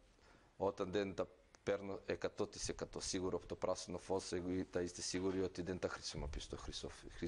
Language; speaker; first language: Greek; non-native, fluent; Serbian